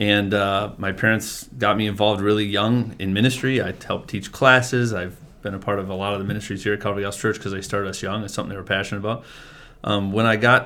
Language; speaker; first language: English; native; English